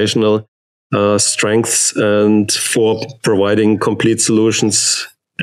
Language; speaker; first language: English; non-native, fluent; German